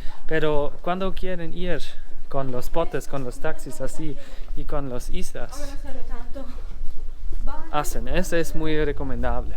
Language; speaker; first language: Spanish; non-native, learner; German